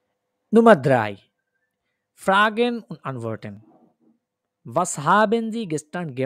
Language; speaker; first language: German; non-native, fluent; Bangla